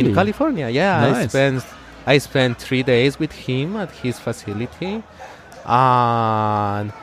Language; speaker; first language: English; non-native, fluent; Spanish